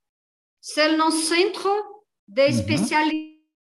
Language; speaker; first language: French; non-native, learner; Portuguese